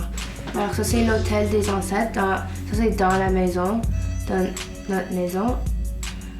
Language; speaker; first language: French; non-native, local second language; English